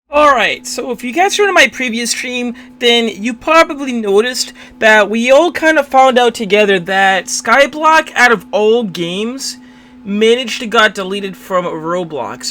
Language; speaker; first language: English; native; English